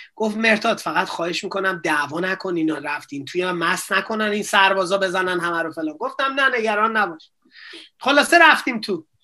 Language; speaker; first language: Persian; native; Persian